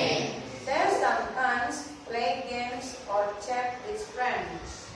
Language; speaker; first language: English; non-native, learner; Indonesian